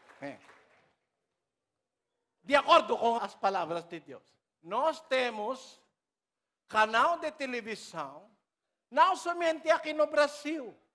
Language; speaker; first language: Portuguese; non-native, learner; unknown